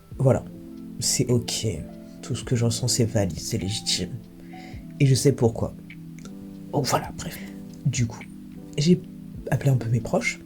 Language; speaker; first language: French; native; French